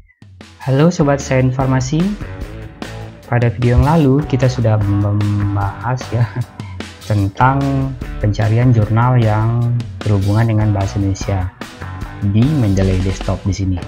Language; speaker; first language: Indonesian; native; Indonesian